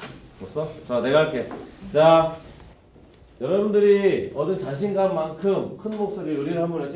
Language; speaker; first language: Korean; native; Korean